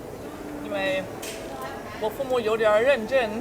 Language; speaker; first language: Chinese; non-native, fluent; German